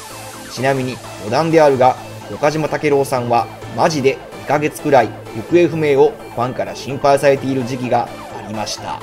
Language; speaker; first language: Japanese; native; Japanese